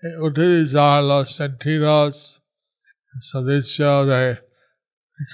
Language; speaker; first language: Spanish; non-native, learner; English